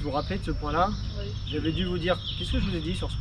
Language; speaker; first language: French; native; French